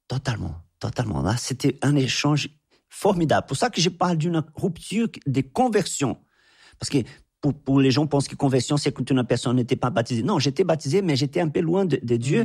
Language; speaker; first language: French; non-native, fluent; Portuguese